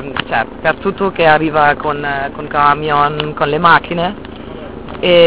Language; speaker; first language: Italian; non-native, fluent; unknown